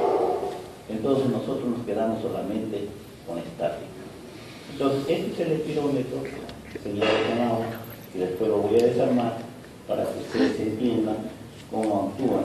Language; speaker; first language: Spanish; native; Spanish